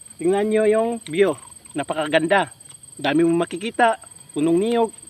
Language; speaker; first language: Filipino; non-native, local second language; Cebuano